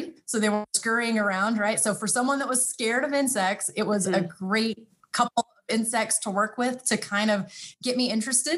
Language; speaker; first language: English; native; English